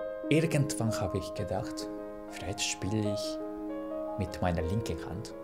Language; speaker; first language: German; non-native, fluent; Japanese